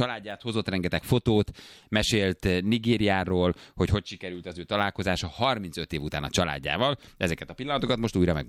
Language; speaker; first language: Hungarian; native; Hungarian